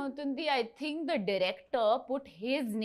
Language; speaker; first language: Telugu; non-native, learner; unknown